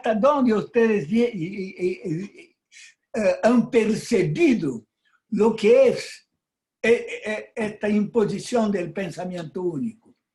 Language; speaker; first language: Spanish; non-native, fluent; Portuguese